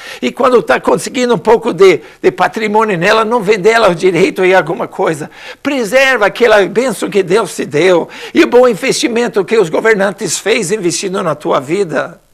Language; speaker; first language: Portuguese; non-native, fluent; English